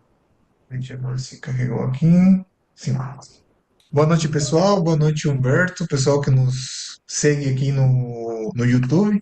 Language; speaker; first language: Portuguese; non-native, fluent; Spanish